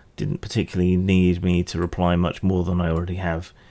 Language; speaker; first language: English; native; English